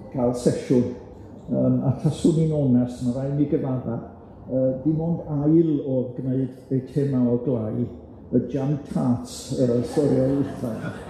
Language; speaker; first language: Welsh; native; Welsh